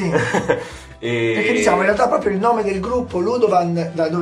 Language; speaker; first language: Italian; native; Italian